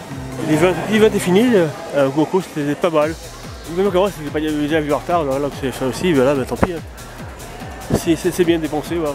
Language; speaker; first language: French; native; French